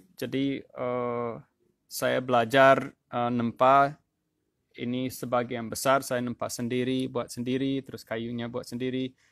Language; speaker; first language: Indonesian; non-native, fluent; English